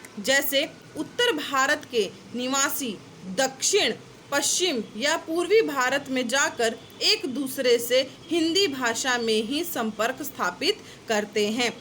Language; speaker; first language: Hindi; native; Hindi